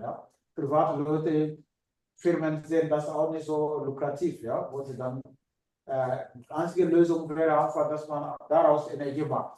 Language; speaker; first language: German; non-native, fluent; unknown